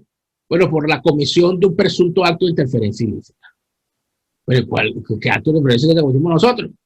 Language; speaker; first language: Spanish; native; Spanish